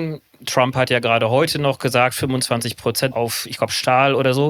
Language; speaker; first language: German; native; German